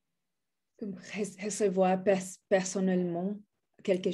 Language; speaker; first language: French; non-native, learner; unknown